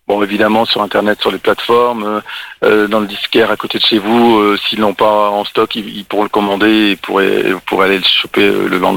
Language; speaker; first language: French; native; French